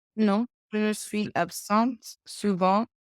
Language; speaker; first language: French; non-native, learner; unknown